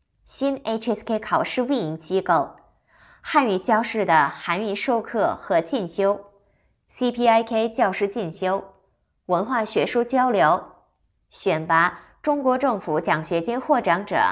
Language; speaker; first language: Chinese; non-native, fluent; Korean